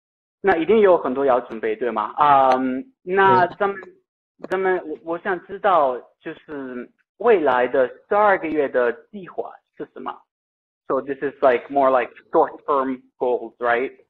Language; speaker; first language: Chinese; non-native, fluent; Italian